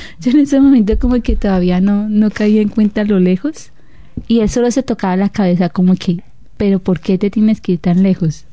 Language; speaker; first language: Spanish; native; Spanish